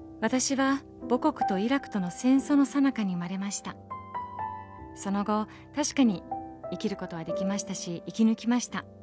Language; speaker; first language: Japanese; early bilingual, other home language; Persian